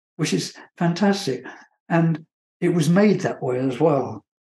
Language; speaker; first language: English; native; English